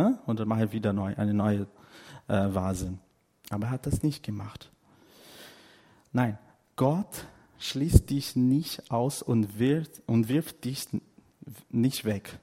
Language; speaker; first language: German; non-native, fluent; Portuguese